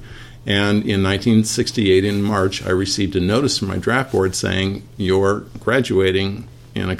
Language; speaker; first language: English; native; English